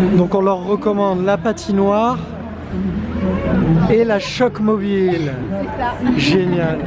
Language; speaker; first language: French; native; French